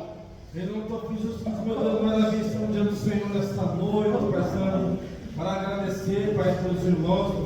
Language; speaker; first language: Portuguese; native; Portuguese